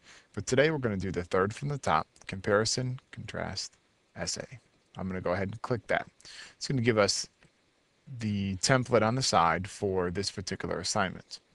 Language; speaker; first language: English; native; English